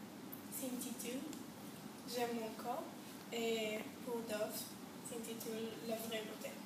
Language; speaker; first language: French; non-native, learner; English